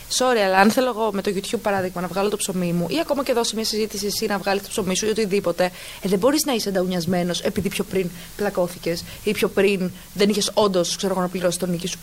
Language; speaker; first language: Greek; early bilingual, heritage; Greek